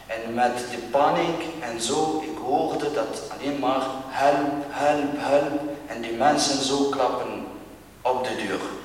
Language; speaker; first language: Dutch; non-native, learner; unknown